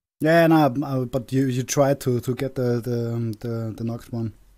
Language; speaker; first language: English; non-native, fluent; German